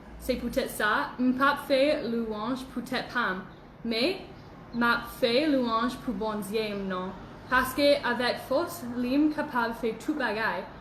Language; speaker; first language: Haitian Creole; non-native, learner; English